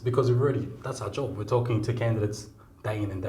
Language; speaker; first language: English; native; English